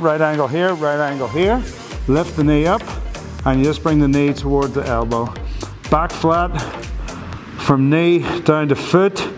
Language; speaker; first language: English; native; English